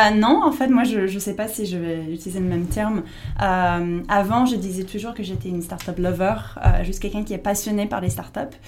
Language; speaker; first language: French; non-native, fluent; English